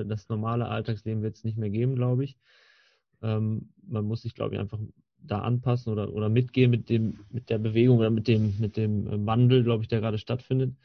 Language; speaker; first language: German; native; German